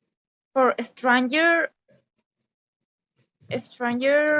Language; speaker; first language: English; non-native, learner; Spanish